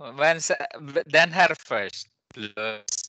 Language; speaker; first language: Swedish; non-native, fluent; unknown